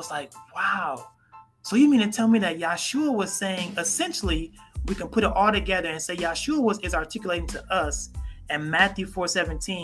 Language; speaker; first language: English; native; English